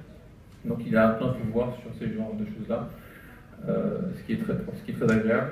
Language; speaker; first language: French; native; French